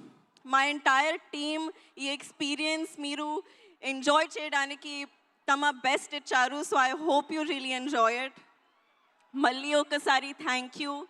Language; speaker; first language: Telugu; non-native, learner; Hindi